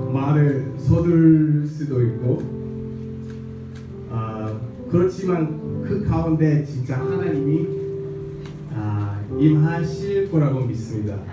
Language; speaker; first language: Korean; non-native, fluent; English